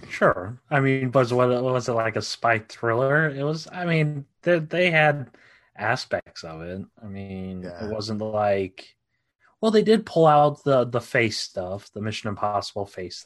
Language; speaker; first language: English; native; English